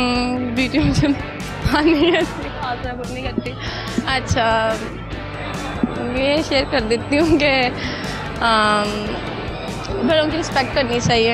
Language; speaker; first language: Hindi; non-native, local second language; Punjabi